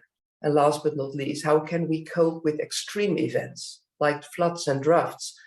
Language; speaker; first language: English; non-native, fluent; Dutch